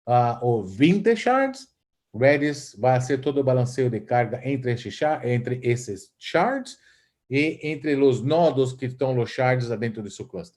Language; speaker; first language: Portuguese; non-native, fluent; Spanish